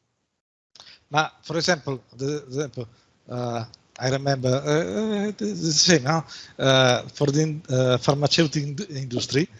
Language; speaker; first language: English; non-native, learner; Italian